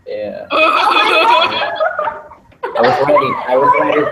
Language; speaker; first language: English; non-native, learner; Indonesian